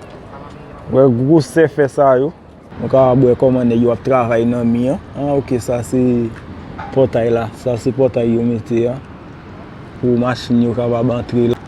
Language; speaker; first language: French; non-native, learner; Haitian Creole